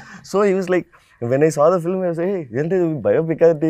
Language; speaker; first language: English; non-native, local second language; Tamil